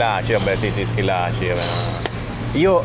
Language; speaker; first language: Italian; native; Italian